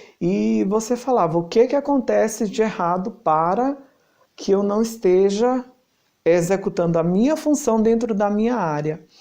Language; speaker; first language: Portuguese; native; Portuguese